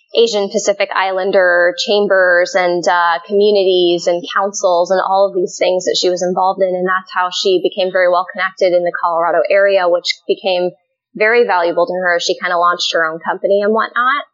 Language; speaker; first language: English; native; English